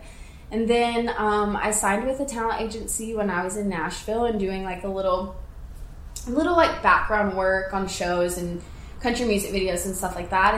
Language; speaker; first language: English; native; English